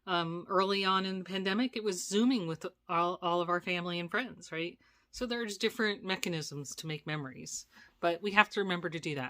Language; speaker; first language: English; native; English